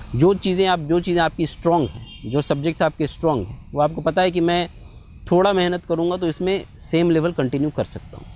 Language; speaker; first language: Hindi; native; Hindi